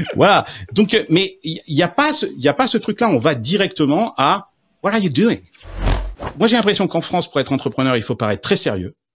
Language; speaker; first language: French; native; French